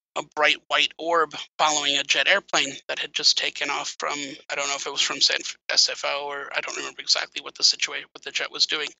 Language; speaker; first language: English; native; English